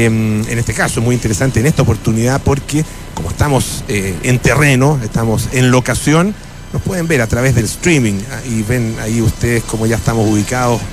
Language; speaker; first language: Spanish; native; Spanish